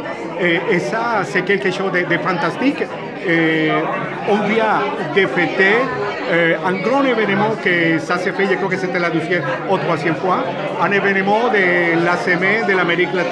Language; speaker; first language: French; non-native, fluent; Spanish